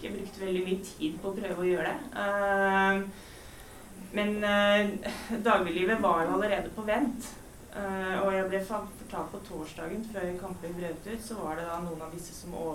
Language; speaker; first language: Norwegian; native; Norwegian